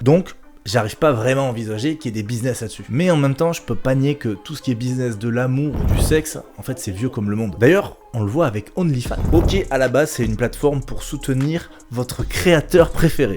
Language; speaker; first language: French; native; French